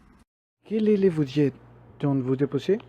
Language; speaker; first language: French; non-native, learner; Spanish